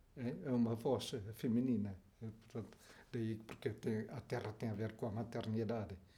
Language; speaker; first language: Portuguese; non-native, local second language; Tetum